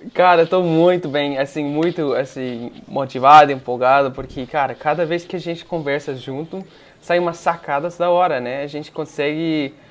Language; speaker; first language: Portuguese; non-native, fluent; English